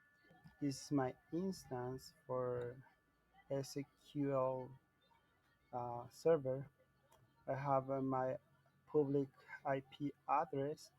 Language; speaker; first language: English; non-native, learner; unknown